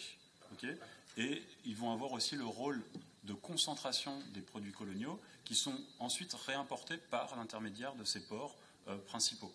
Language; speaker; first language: French; native; French